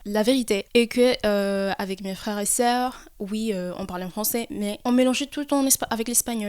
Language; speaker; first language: French; early bilingual, heritage; French